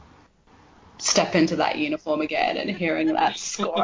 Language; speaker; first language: English; native; English